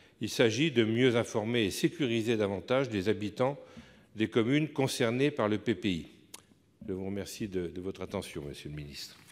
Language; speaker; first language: French; native; French